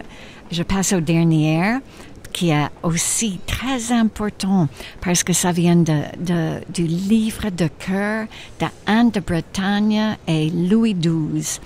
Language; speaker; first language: French; non-native, fluent; English